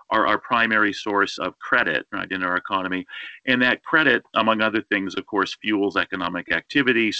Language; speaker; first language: English; native; English